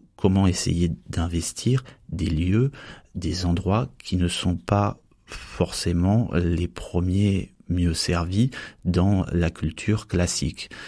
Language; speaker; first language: French; native; French